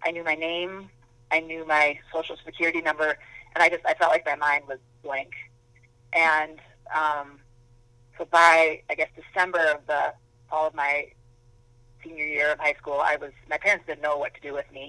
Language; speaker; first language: English; native; English